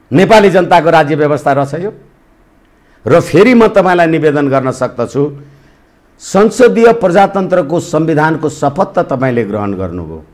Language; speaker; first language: Nepali; native; Nepali